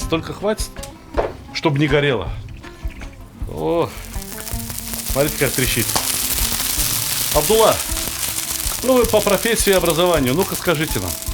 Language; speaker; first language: Russian; native; Russian